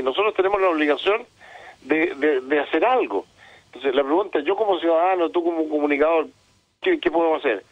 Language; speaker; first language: Spanish; native; Spanish